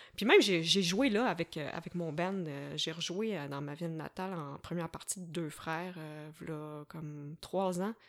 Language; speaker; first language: French; native; French